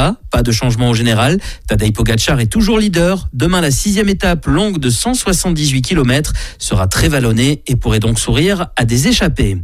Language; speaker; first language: French; native; French